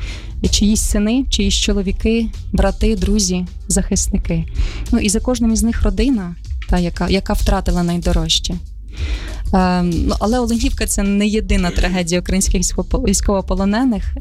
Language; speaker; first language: Ukrainian; native; Ukrainian